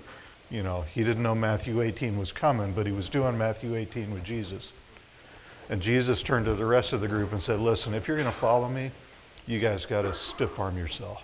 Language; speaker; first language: English; native; English